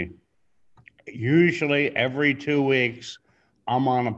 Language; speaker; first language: English; native; English